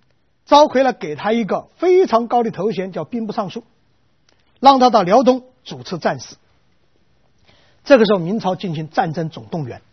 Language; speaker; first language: Chinese; native; Chinese